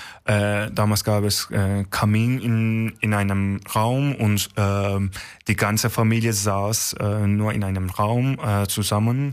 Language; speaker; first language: German; non-native, fluent; Turkish